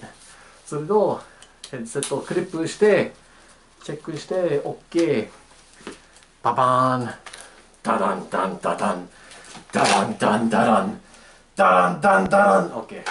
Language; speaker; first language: Japanese; non-native, learner; English